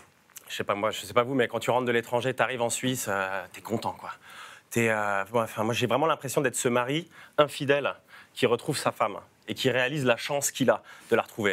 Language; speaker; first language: French; native; French